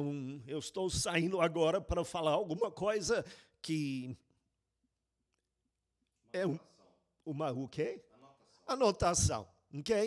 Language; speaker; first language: Portuguese; non-native, fluent; English